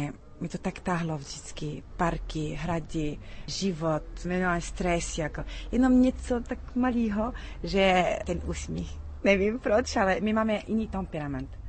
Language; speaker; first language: Czech; early bilingual, heritage; Arabic